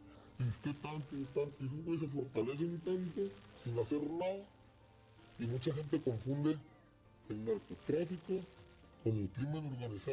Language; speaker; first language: Spanish; native; Spanish